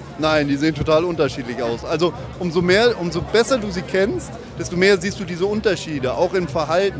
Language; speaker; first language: German; native; German